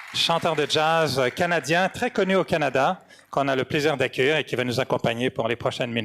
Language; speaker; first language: French; native; French